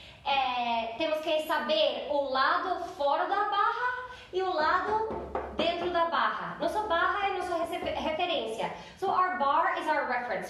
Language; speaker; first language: Portuguese; non-native, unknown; English